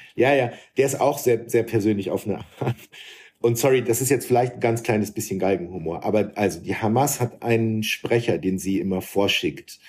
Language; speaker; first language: German; early bilingual, other home language; Arabic